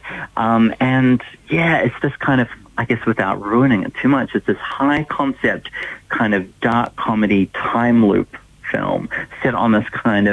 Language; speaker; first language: English; native; English